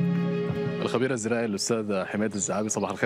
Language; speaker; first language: Arabic; native; Arabic